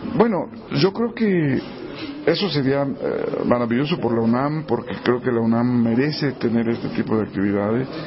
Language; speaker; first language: Spanish; native; Spanish